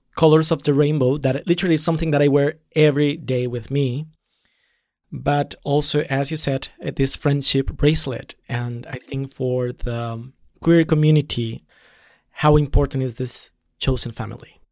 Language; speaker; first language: English; non-native, fluent; Spanish